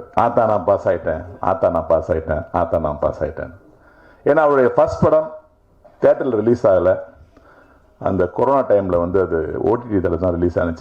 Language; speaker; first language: Tamil; native; Tamil